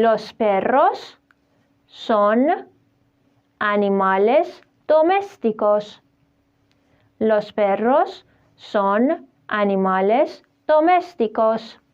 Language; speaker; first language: Spanish; non-native, fluent; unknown